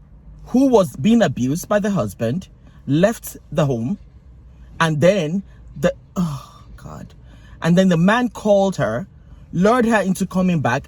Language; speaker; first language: English; non-native, local second language; Yoruba